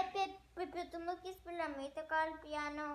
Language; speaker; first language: Spanish; early bilingual, other home language; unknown